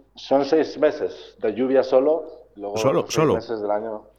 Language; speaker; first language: Spanish; native; Spanish